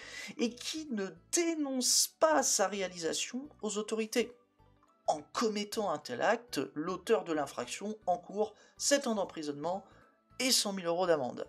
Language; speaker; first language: French; native; French